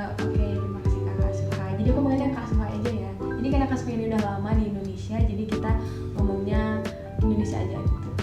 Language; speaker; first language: Indonesian; native; Indonesian